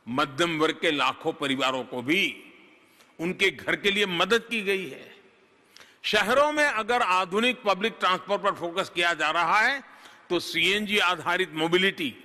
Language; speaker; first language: Hindi; non-native, local second language; Gujarati